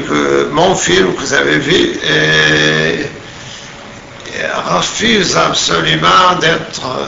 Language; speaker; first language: French; non-native, fluent; Portuguese